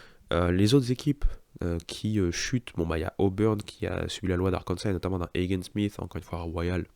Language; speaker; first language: French; native; French